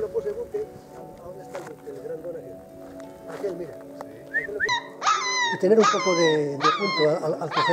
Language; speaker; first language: Spanish; native; Spanish